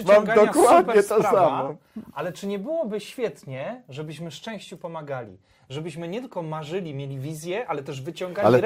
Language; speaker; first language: Polish; native; Polish